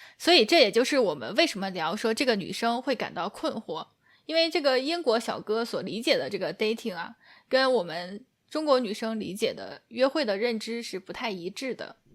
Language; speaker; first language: Chinese; native; Chinese